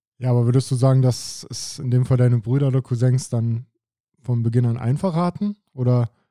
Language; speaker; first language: German; native; German